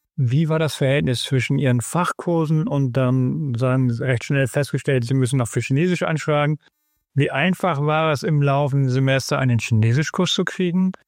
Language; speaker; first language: German; native; German